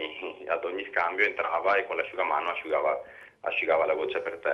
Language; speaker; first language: Italian; native; Italian